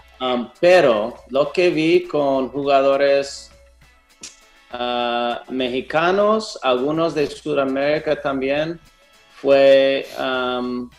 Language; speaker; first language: Spanish; non-native, fluent; English